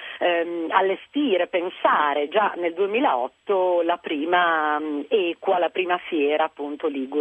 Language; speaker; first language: Italian; native; Italian